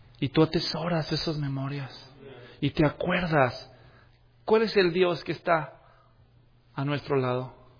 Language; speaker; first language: Spanish; native; Spanish